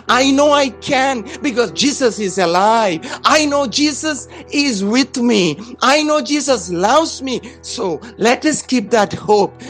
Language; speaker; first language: English; non-native, local second language; Malayalam